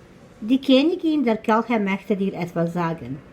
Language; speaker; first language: German; non-native, learner; Croatian